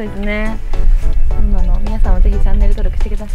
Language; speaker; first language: Japanese; native; Japanese